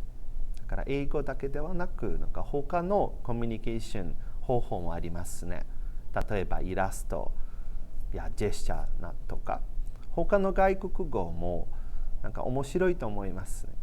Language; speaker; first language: Japanese; non-native, fluent; Polish